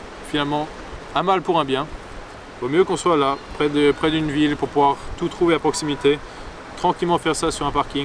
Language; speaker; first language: French; native; French